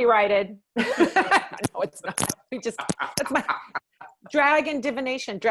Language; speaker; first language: English; native; English